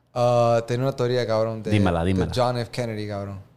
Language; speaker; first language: Spanish; early bilingual, heritage; Spanish